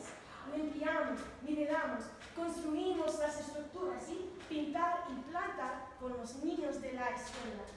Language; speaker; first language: Spanish; non-native, learner; English